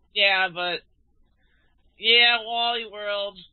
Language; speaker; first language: English; native; English